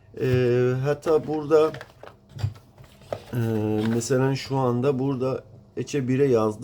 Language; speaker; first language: Turkish; non-native, learner; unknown